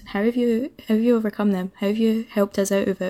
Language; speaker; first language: English; native; English